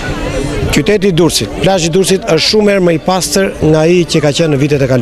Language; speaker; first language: Albanian; native; Albanian